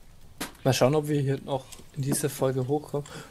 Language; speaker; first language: German; native; German